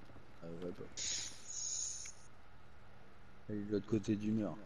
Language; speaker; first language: French; native; French